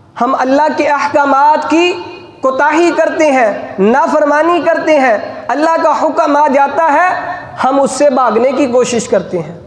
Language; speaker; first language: Urdu; non-native, local second language; Punjabi